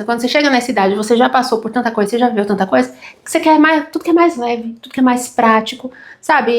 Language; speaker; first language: Portuguese; native; Portuguese